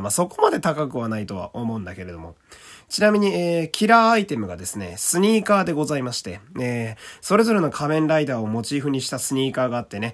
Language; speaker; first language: Japanese; native; Japanese